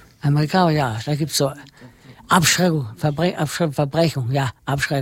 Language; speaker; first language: German; non-native, learner; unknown